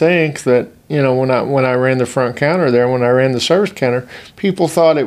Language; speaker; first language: English; native; English